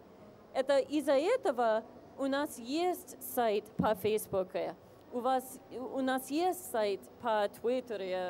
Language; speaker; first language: Russian; non-native, fluent; English